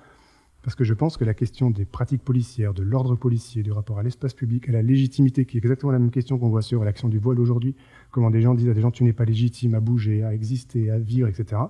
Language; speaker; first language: French; native; French